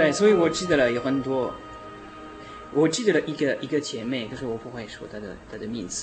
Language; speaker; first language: Chinese; non-native, learner; French